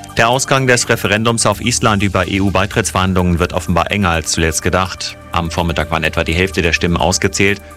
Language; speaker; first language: German; native; German